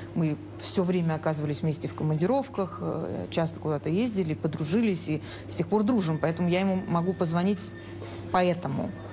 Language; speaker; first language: Russian; native; Russian